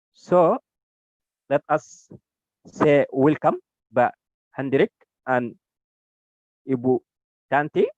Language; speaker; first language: English; non-native, learner; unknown